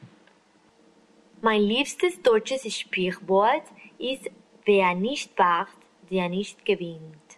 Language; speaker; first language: German; non-native, learner; Spanish